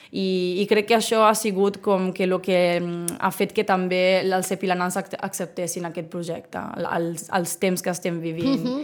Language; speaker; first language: Catalan; non-native, fluent; Italian